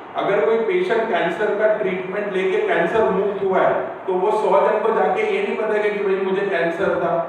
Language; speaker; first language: Hindi; non-native, local second language; Marathi